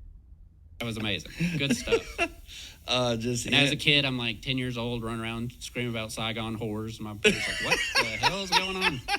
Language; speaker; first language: English; native; English